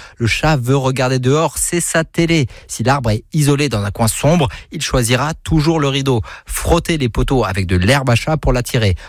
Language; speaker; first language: French; native; French